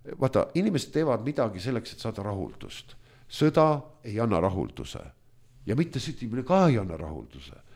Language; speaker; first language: Estonian; non-native, local second language; Russian